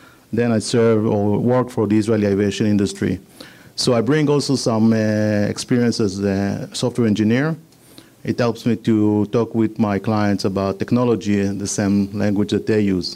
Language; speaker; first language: English; non-native, fluent; Hebrew